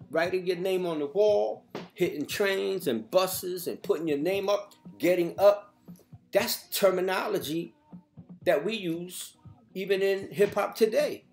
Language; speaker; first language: English; native; English